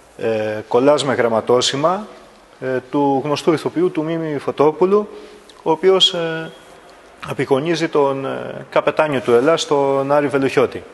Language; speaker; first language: Greek; native; Greek